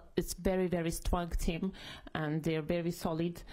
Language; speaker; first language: English; non-native, fluent; Ukrainian